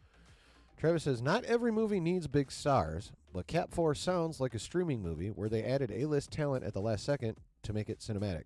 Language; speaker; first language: English; native; English